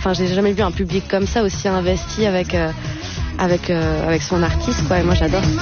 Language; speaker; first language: French; native; French